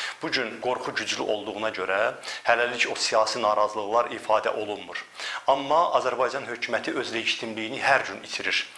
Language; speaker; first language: Azerbaijani; native; Azerbaijani